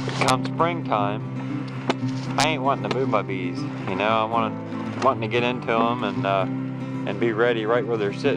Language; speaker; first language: English; native; English